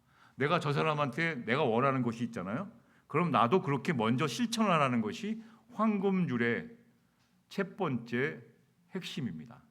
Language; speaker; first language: Korean; native; Korean